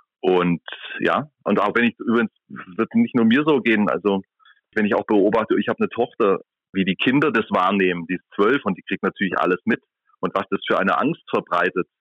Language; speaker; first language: German; native; German